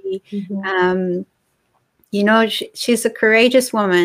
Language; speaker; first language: English; non-native, fluent; Persian